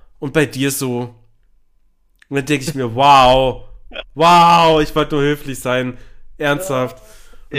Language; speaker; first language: German; native; German